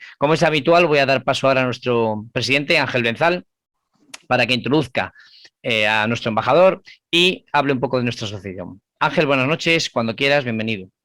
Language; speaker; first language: Spanish; native; Spanish